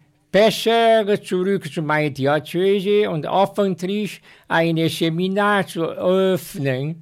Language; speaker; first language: German; non-native, learner; Chinese